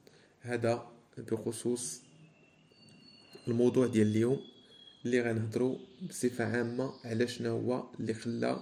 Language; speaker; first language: Arabic; native; Arabic